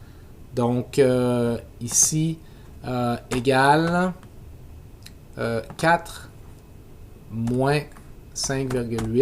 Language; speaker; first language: French; native; French